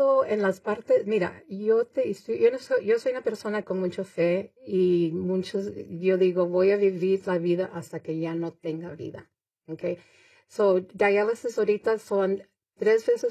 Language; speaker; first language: Spanish; early bilingual, heritage; Spanish